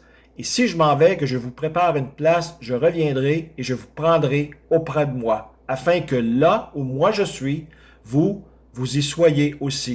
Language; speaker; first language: French; native; French